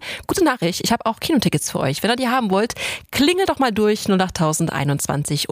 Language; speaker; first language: German; native; German